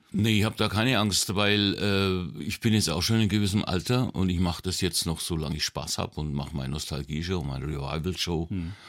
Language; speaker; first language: German; native; German